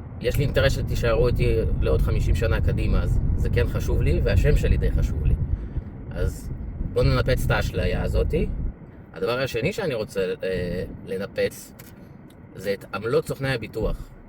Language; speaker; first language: Hebrew; native; Hebrew